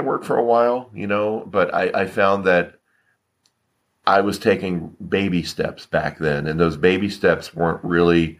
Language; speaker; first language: English; native; English